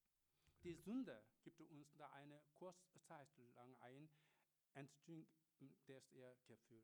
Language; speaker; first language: German; non-native, learner; Korean